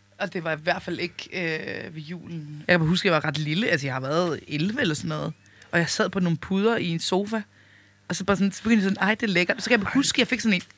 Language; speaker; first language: Danish; non-native, local second language; Faroese